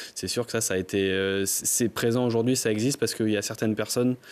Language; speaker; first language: French; native; French